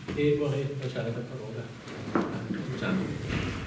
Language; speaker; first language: Italian; non-native, fluent; German